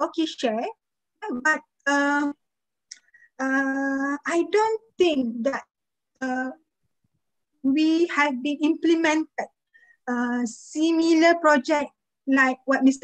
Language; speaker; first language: English; non-native, fluent; Malay